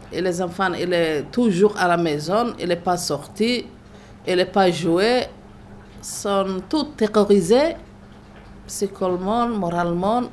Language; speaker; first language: French; non-native, learner; Somali